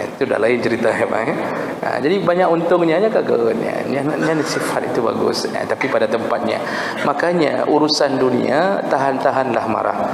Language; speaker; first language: Malay; non-native, local second language; Achinese